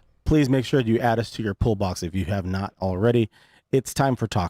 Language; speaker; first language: English; native; English